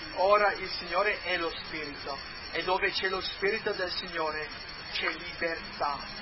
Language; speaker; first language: Italian; non-native, fluent; English